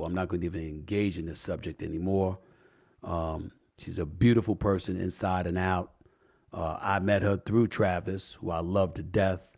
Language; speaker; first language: English; native; English